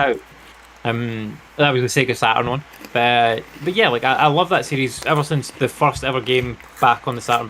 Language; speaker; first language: English; native; English